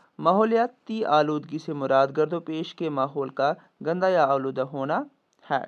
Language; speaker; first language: Urdu; non-native, local second language; Kashmiri